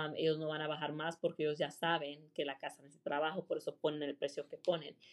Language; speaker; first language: Spanish; early bilingual, heritage; Spanish